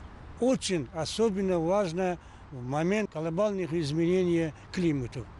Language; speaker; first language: Russian; non-native, local second language; Uzbek